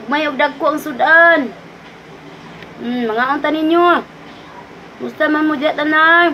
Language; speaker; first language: Cebuano; native; Cebuano